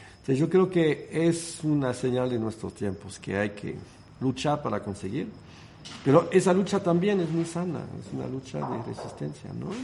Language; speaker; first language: Spanish; non-native, fluent; French